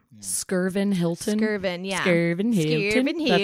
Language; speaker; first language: English; native; English